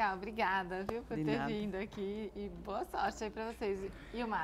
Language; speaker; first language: Portuguese; native; Portuguese